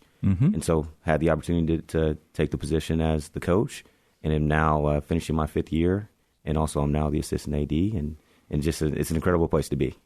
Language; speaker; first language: English; native; English